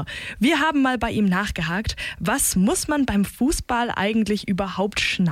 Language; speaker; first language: German; native; German